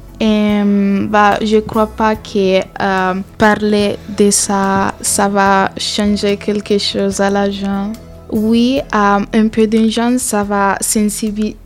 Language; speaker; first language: French; non-native, learner; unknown